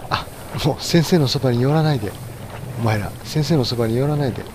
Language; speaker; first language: Japanese; native; Japanese